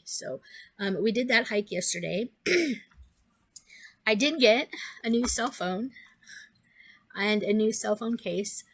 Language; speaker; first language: English; native; English